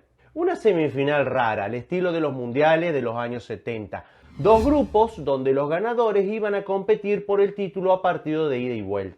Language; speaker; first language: Spanish; native; Spanish